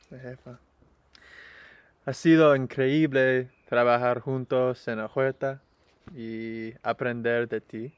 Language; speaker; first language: Spanish; non-native, learner; English